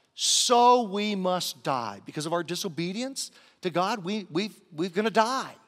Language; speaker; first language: English; native; English